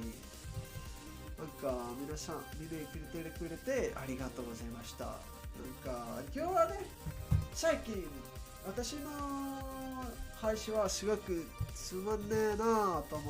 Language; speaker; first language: Japanese; non-native, learner; Spanish